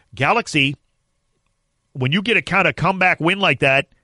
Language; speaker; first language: English; native; English